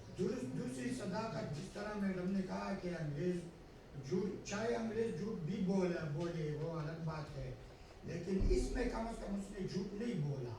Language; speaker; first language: Urdu; non-native, local second language; Pashto